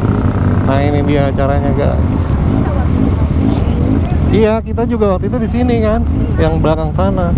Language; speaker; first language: Indonesian; native; Indonesian